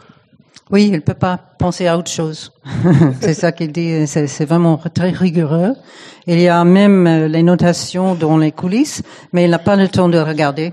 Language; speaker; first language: French; non-native, fluent; English